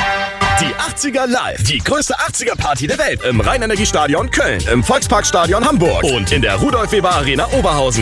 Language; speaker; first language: German; native; German